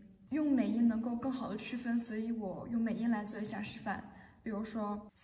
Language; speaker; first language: Chinese; native; Chinese